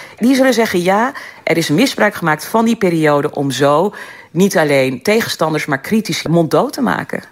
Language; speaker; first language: Dutch; early bilingual, other home language; Turkish